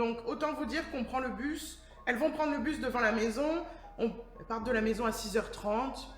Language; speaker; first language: French; native; French